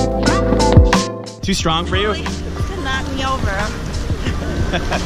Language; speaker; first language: English; native; English